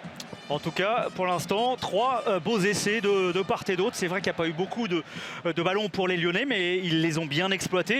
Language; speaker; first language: French; native; French